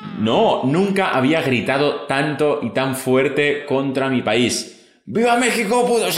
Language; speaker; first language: Spanish; non-native, local second language; Catalan